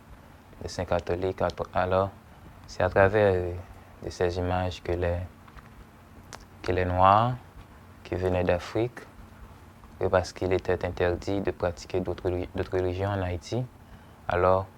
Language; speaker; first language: French; non-native, local second language; Haitian Creole